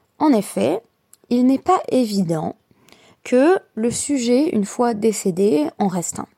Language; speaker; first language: French; native; French